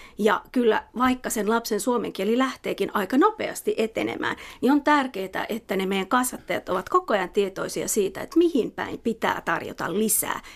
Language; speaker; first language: Finnish; native; Finnish